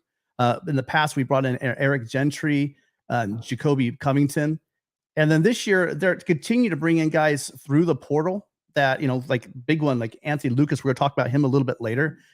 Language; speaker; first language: English; native; English